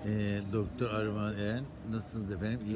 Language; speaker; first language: Turkish; native; Turkish